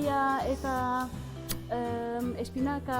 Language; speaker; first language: Basque; non-native, learner; Turkish